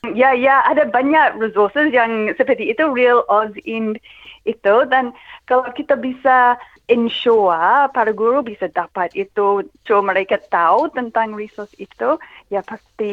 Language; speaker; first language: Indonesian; non-native, fluent; English